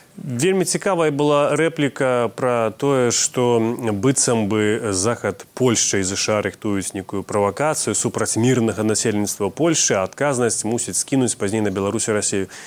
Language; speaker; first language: Belarusian; native; Belarusian